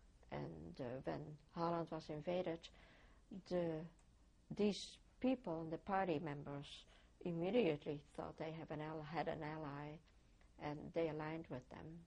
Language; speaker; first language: English; non-native, fluent; Dutch